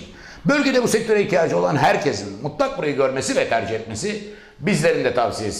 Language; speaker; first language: Turkish; native; Turkish